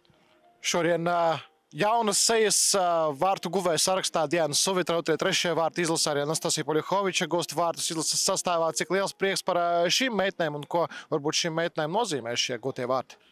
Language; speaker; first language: Latvian; native; Latvian